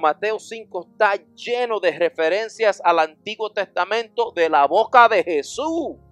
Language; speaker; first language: Spanish; non-native, fluent; English